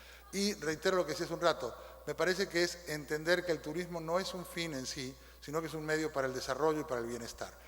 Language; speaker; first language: Spanish; native; Spanish